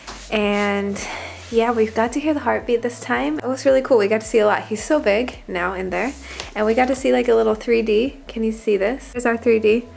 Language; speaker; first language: English; native; English